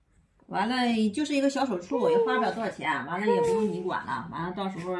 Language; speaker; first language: Chinese; native; Chinese